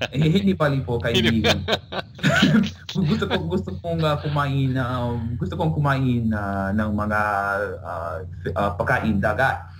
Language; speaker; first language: Filipino; non-native, learner; English